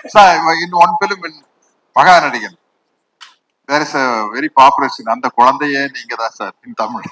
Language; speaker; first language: English; non-native, local second language; Tamil